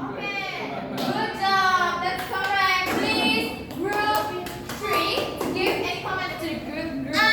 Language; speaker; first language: English; non-native, learner; Indonesian